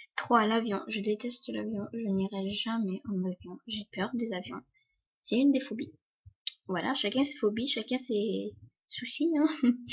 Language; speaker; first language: French; early bilingual, other home language; Polish